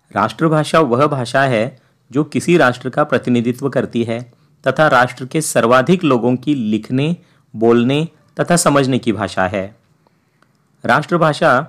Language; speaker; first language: Hindi; native; Hindi